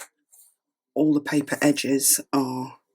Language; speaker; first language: English; native; English